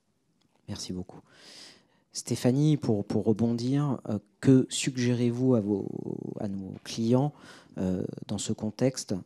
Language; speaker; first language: French; native; French